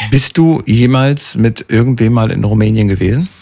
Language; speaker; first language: German; native; German